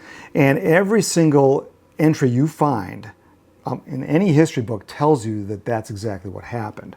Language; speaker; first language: English; native; English